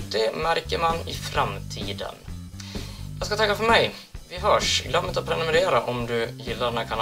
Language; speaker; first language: Swedish; native; Swedish